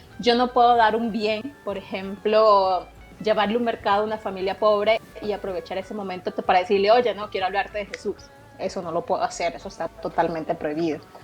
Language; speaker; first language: Spanish; native; Spanish